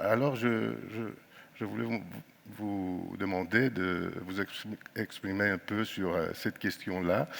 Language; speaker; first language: French; non-native, fluent; Greek